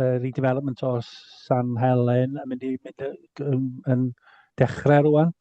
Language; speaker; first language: Welsh; non-native, fluent; English